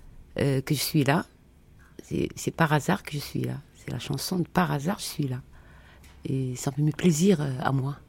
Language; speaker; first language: French; non-native, learner; Arabic